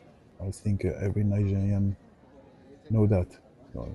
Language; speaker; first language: English; non-native, learner; French